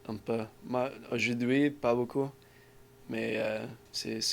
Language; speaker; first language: French; non-native, learner; English